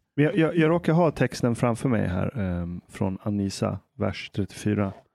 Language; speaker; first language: Swedish; early bilingual, other home language; Persian